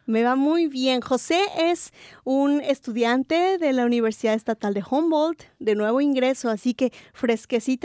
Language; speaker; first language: Spanish; native; Spanish